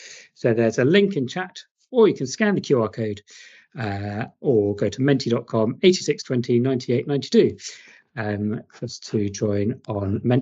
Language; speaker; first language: English; native; English